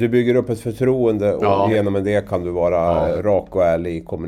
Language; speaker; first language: Swedish; native; Swedish